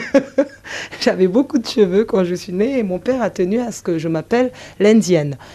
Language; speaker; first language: French; non-native, local second language; Comorian